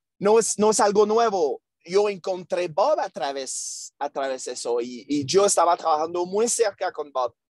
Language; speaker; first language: Spanish; non-native, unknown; French